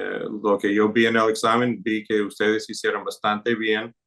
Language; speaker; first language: Spanish; non-native, fluent; English